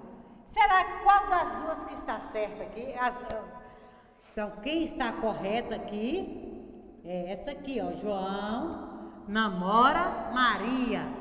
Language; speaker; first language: Portuguese; native; Portuguese